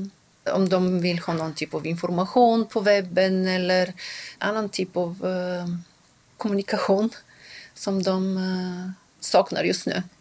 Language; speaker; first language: Swedish; non-native, local second language; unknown